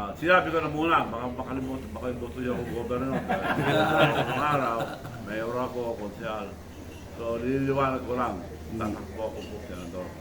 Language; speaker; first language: Filipino; non-native, local second language; Iloko